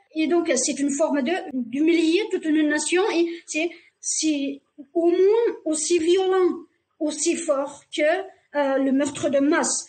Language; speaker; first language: French; non-native, fluent; Uyghur